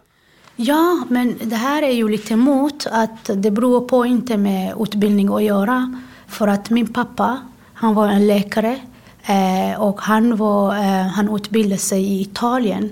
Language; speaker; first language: Swedish; non-native, fluent; Somali